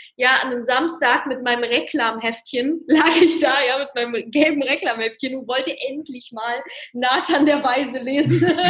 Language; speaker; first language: German; early bilingual, other home language; Russian